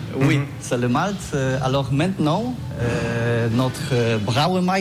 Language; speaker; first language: French; non-native, learner; Polish